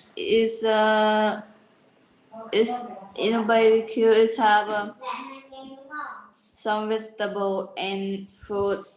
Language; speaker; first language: English; non-native, learner; Vietnamese